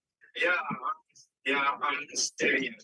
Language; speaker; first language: English; non-native, learner; Vietnamese